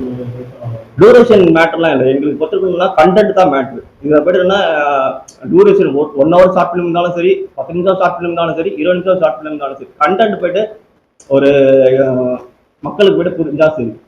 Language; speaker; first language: Tamil; native; Tamil